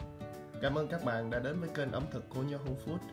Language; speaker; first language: Vietnamese; native; Vietnamese